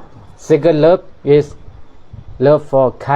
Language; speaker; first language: English; non-native, learner; Thai